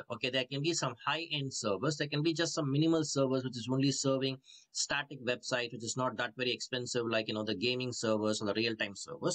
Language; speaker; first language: English; non-native, local second language; Tamil